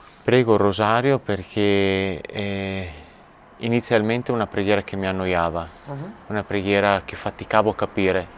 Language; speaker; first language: Italian; native; Italian